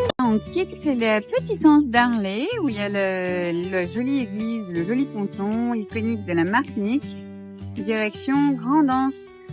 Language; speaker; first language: French; native; French